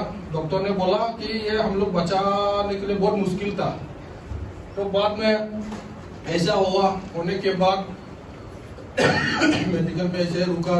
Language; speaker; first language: Hindi; non-native, local second language; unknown